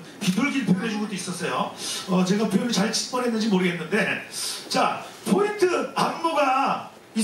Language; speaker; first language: Korean; native; Korean